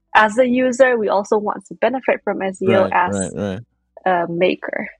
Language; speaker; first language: English; non-native, fluent; Indonesian